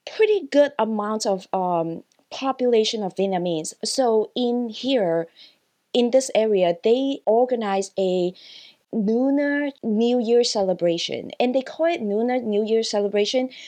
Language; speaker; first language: English; non-native, local second language; Cantonese